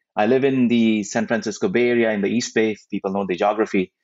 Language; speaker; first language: English; non-native, local second language; Hindi